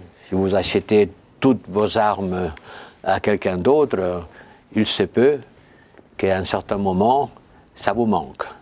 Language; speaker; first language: French; non-native, fluent; Spanish